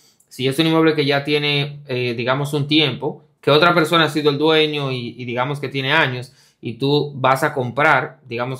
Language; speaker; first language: Spanish; native; Spanish